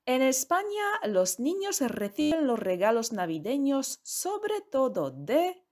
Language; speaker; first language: Spanish; non-native, fluent; Polish